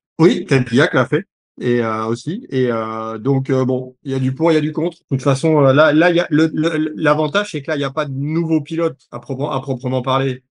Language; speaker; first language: French; native; French